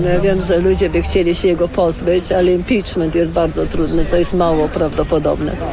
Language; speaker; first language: Polish; early bilingual, heritage; Polish